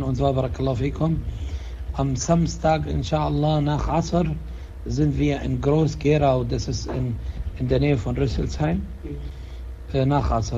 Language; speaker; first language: German; non-native, fluent; Arabic